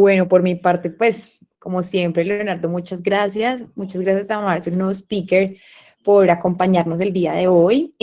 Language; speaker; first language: Spanish; native; Spanish